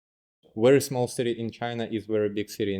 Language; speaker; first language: English; non-native, fluent; Russian